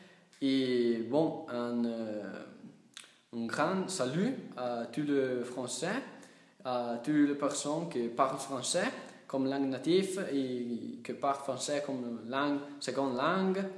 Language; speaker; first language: French; non-native, learner; Italian